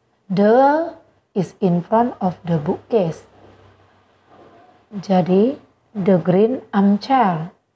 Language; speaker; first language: English; non-native, fluent; Indonesian